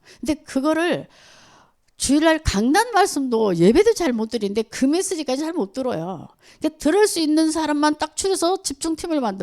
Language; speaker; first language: Korean; native; Korean